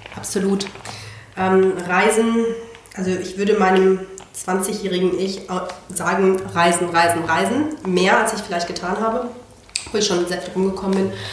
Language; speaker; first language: German; non-native, fluent; Spanish